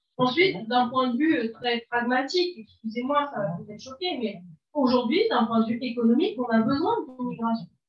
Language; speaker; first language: French; non-native, local second language; Arabic